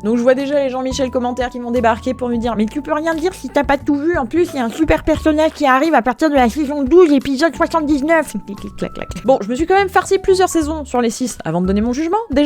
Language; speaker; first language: French; native; French